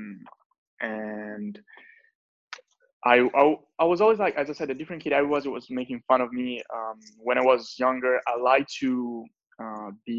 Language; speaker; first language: English; non-native, fluent; Italian